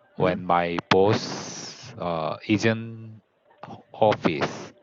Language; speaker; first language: English; non-native, learner; Korean